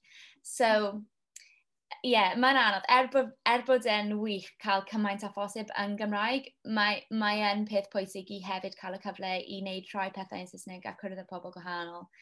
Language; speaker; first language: Welsh; non-native, local second language; English